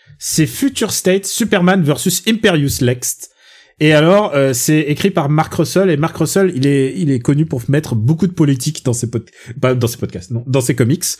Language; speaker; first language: French; native; French